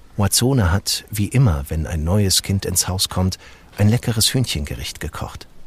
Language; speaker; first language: German; native; German